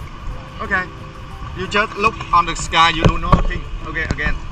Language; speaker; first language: English; non-native, learner; Vietnamese